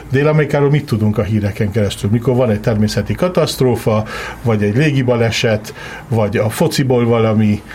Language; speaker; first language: Hungarian; early bilingual, heritage; Hungarian